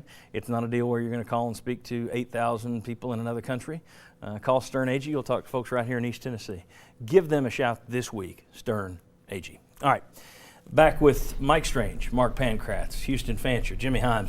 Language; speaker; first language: English; native; English